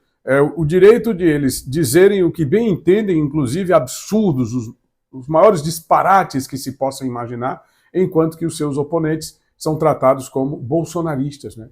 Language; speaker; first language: Portuguese; native; Portuguese